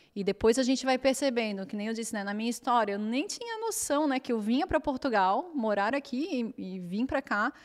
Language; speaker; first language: Portuguese; native; Portuguese